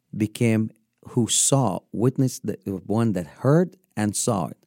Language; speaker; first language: English; non-native, fluent; Arabic